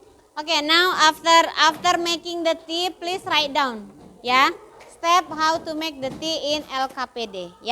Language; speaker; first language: English; non-native, fluent; Indonesian